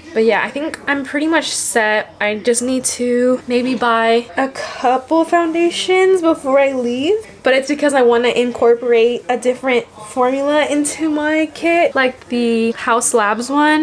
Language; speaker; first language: English; early bilingual, other home language; Spanish